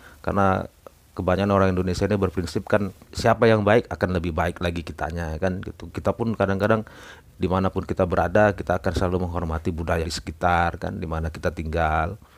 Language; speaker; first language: Indonesian; native; Indonesian